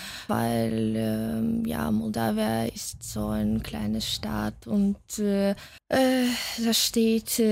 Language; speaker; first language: German; non-native, fluent; Russian